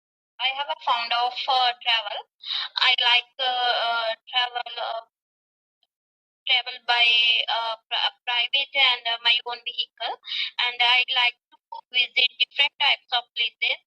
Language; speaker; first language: English; non-native, learner; Punjabi